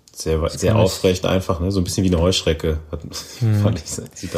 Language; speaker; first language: German; native; German